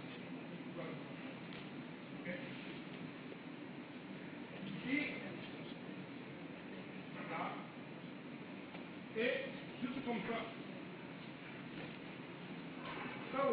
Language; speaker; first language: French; non-native, learner; Romanian